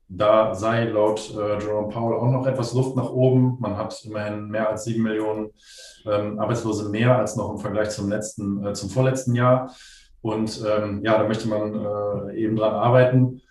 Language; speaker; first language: German; native; German